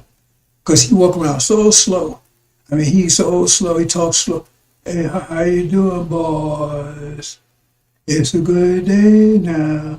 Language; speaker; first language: English; native; English